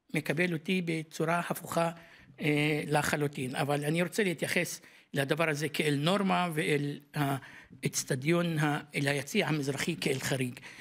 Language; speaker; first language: Hebrew; non-native, local second language; Arabic